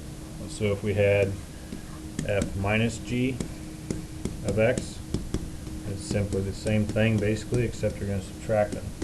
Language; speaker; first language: English; native; English